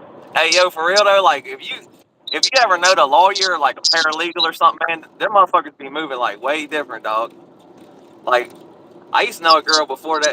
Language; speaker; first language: English; native; English